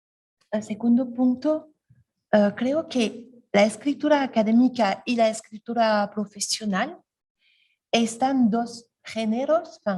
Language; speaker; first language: Spanish; non-native, learner; French